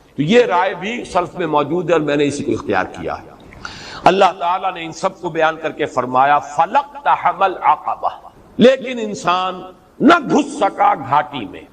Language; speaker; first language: Urdu; native; Urdu